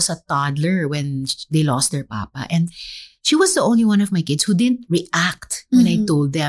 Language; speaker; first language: English; non-native, local second language; Filipino